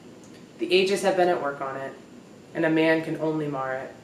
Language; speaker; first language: English; native; English